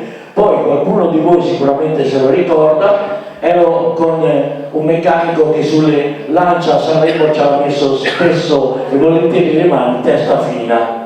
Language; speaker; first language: Italian; native; Italian